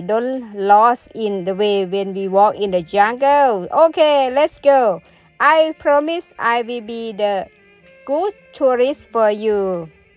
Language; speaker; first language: English; non-native, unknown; Thai